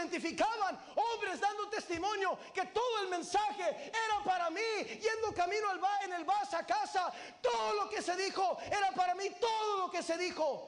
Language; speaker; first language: Spanish; native; Spanish